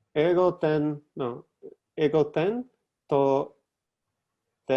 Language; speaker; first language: Greek; non-native, learner; English